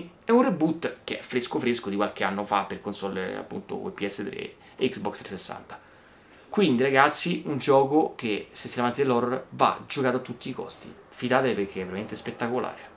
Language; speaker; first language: Italian; native; Italian